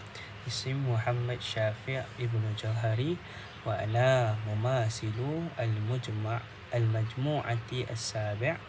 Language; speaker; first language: Arabic; non-native, local second language; Malay